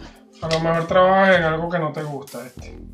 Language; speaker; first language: Spanish; native; Spanish